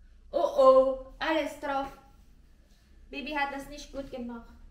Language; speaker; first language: German; non-native, learner; Filipino